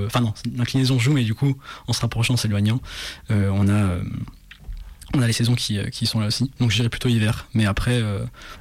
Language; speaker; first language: French; native; French